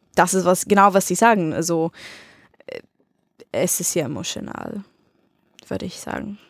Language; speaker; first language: German; non-native, learner; English